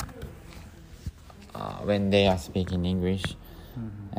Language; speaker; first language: English; non-native, learner; Japanese